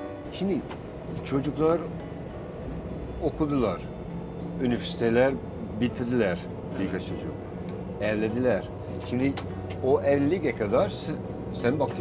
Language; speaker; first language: Turkish; non-native, fluent; Dutch